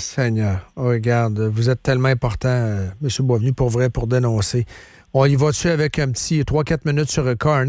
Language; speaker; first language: French; native; French